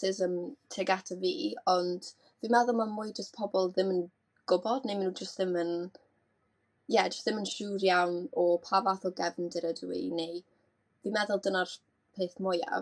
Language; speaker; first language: Welsh; native; Welsh